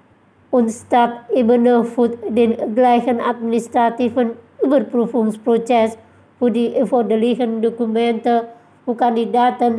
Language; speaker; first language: German; non-native, fluent; Indonesian